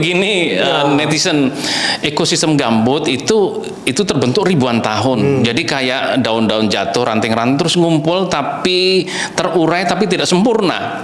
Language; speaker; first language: Indonesian; native; Indonesian